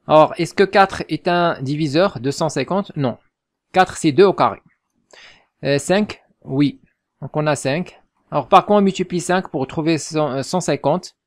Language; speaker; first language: French; non-native, local second language; Arabic